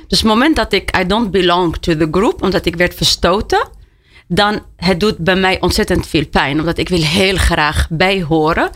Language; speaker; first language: Dutch; non-native, fluent; Arabic